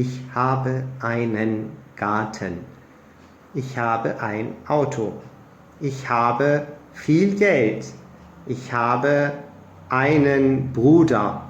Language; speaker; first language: German; non-native, fluent; Turkish